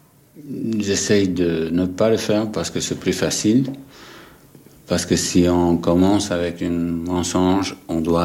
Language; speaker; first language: French; non-native, fluent; English